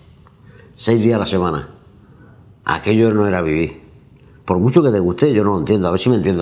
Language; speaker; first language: Spanish; native; Spanish